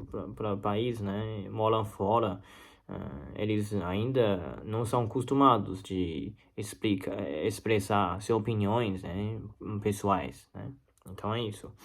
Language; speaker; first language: Portuguese; non-native, learner; Chinese